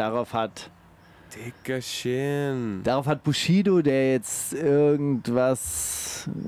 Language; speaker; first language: German; native; German